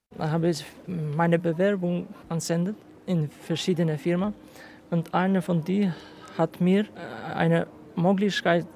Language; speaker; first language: German; non-native, learner; Albanian